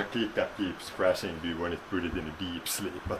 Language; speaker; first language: English; non-native, fluent; Swedish